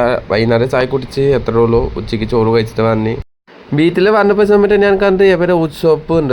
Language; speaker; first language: Malayalam; non-native, local second language; Assamese